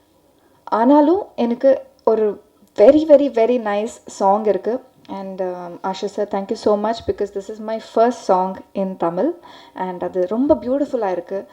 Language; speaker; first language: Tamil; non-native, learner; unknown